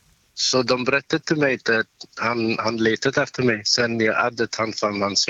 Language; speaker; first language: Swedish; non-native, local second language; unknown